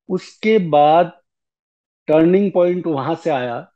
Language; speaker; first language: Hindi; native; Hindi